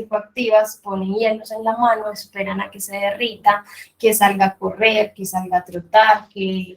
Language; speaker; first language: Spanish; native; Spanish